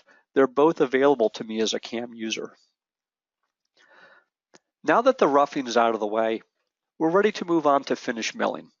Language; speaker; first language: English; native; English